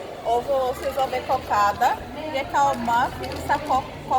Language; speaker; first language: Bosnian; non-native, learner; Portuguese